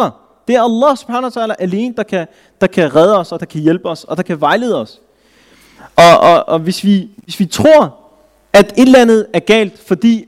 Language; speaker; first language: Danish; early bilingual, other home language; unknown